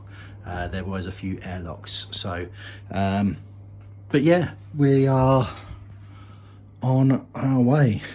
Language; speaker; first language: English; native; English